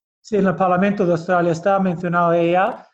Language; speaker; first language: Spanish; early bilingual, heritage; Basque